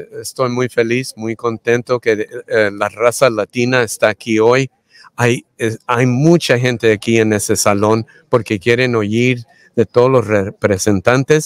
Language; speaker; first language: Spanish; early bilingual, heritage; Spanish